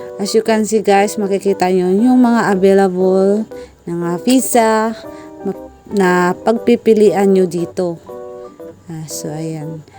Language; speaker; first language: Filipino; non-native, local second language; Cebuano